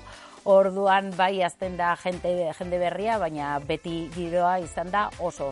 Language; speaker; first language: Basque; non-native, learner; Spanish